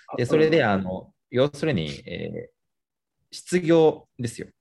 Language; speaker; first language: Japanese; non-native, fluent; Chinese